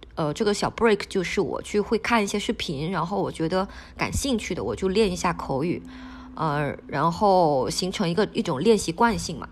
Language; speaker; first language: Chinese; non-native, local second language; Min Nan Chinese